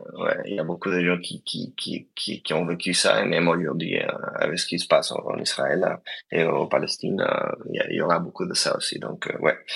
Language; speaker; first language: French; non-native, fluent; Spanish